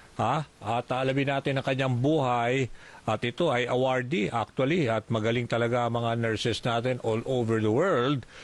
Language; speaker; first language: Filipino; native; Filipino